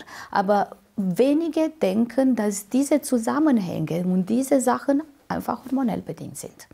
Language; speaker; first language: German; non-native, fluent; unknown